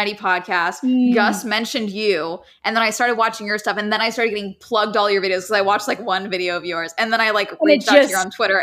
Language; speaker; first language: English; native; English